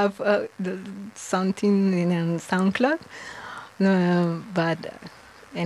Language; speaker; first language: English; non-native, learner; Spanish